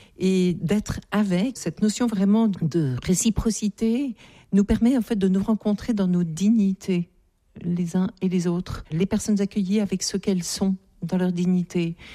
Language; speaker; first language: French; native; French